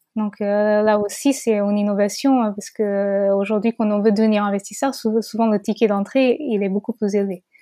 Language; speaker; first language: French; non-native, fluent; Portuguese